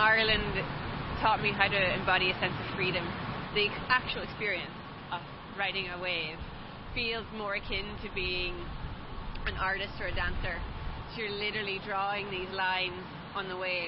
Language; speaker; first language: English; native; English